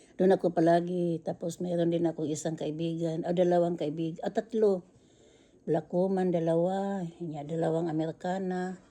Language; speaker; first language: Filipino; non-native, local second language; Cebuano